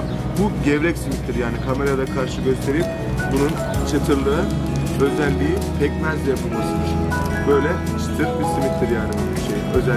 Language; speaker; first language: Turkish; native; Turkish